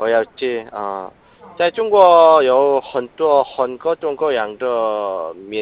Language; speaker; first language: Chinese; non-native, learner; Korean